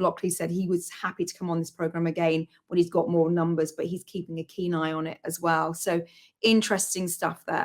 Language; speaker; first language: English; native; English